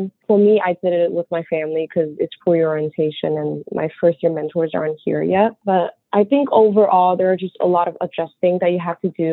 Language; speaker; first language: English; early bilingual, other home language; Chinese